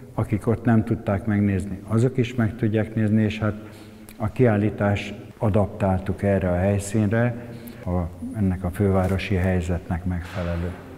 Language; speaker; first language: Hungarian; native; Hungarian